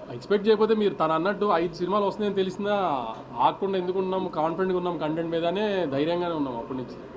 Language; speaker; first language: Telugu; native; Telugu